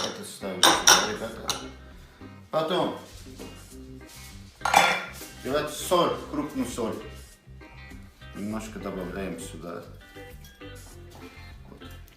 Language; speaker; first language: Russian; non-native, local second language; Azerbaijani